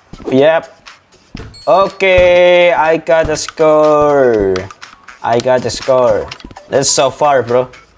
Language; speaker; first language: English; non-native, learner; Indonesian